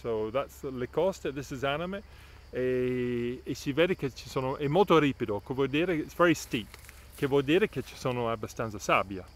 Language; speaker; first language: Italian; non-native, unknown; English